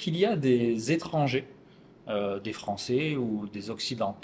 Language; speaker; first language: French; native; French